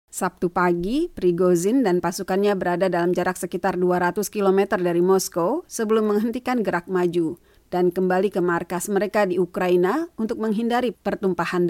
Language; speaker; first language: Indonesian; native; Indonesian